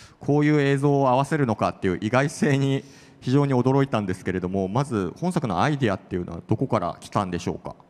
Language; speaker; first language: Japanese; native; Japanese